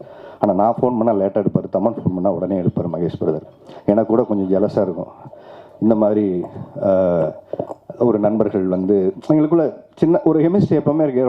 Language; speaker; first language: Tamil; native; Tamil